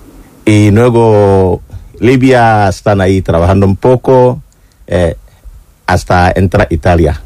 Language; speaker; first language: Spanish; non-native, learner; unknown